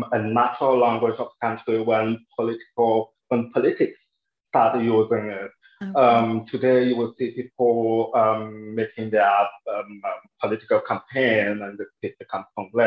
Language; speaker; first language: English; non-native, local second language; French